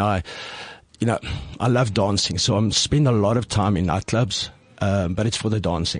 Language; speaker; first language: English; non-native, local second language; Afrikaans